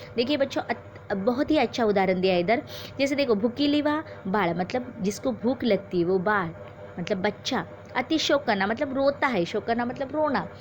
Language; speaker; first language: Hindi; non-native, local second language; Marathi